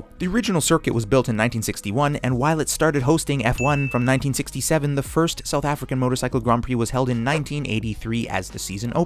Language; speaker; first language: English; native; English